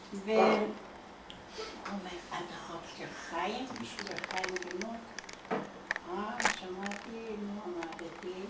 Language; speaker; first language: Hebrew; non-native, fluent; Hungarian